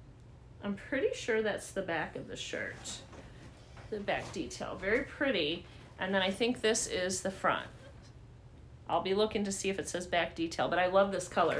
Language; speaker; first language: English; native; English